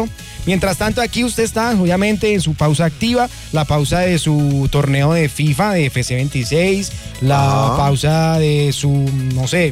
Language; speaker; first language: Spanish; native; Spanish